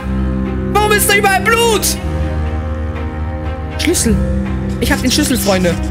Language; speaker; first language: German; native; German